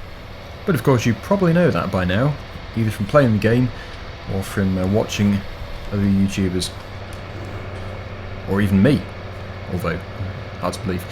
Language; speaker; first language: English; native; English